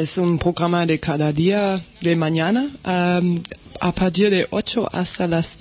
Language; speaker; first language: Spanish; non-native, learner; German